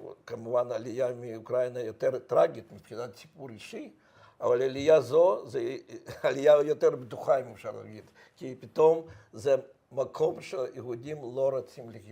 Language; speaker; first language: Hebrew; non-native, fluent; Russian